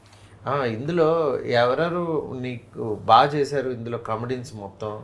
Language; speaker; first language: Telugu; native; Telugu